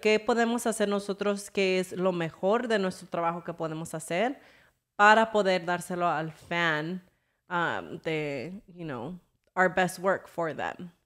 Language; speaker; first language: Spanish; early bilingual, heritage; Spanish